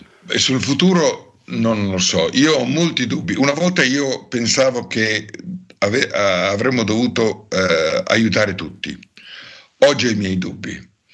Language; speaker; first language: Italian; native; Italian